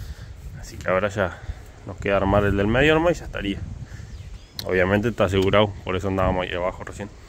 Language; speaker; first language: Spanish; native; Spanish